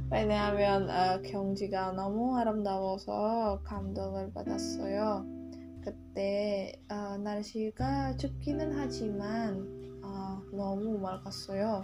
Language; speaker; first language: Korean; non-native, learner; Indonesian